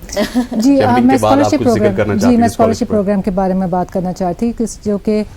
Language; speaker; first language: Urdu; native; Urdu